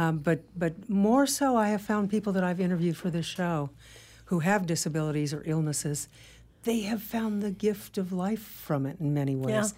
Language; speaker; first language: English; native; English